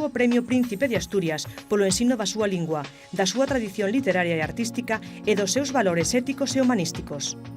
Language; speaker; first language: Galician; native; Galician